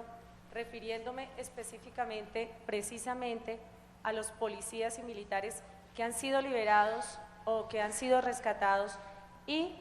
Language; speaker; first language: Spanish; native; Spanish